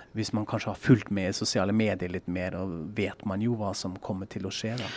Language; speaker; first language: Norwegian; non-native, fluent; German